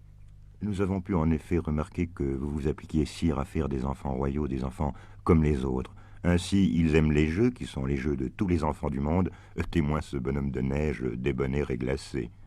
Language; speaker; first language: French; native; French